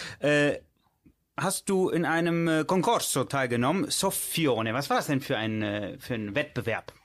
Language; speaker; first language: German; early bilingual, other home language; Italian